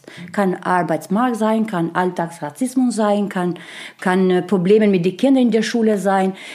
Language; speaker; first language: German; non-native, learner; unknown